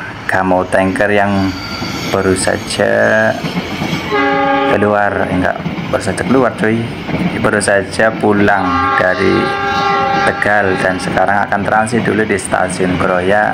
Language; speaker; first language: Indonesian; native; Indonesian